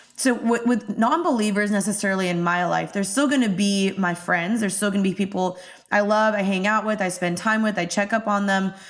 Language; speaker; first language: English; native; English